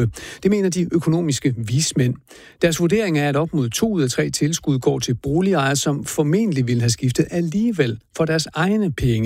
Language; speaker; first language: Danish; native; Danish